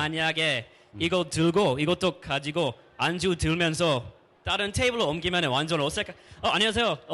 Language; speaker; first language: Korean; non-native, fluent; English